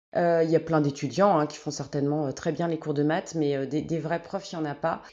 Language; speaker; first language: French; native; French